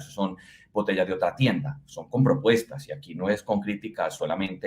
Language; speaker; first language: Spanish; native; Spanish